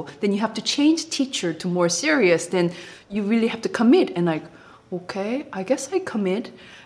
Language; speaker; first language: English; non-native, fluent; Korean